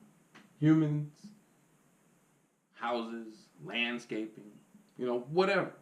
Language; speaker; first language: English; native; English